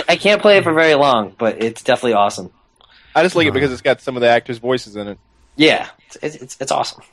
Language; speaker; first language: English; native; English